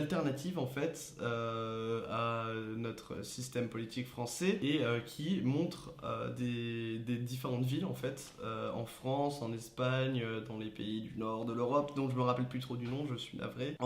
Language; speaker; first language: French; native; French